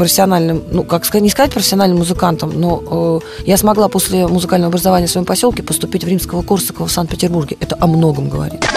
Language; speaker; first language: Russian; native; Russian